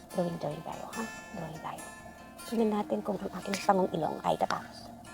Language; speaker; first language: Filipino; non-native, local second language; Iloko